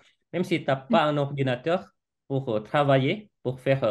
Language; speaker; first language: French; non-native, fluent; Indonesian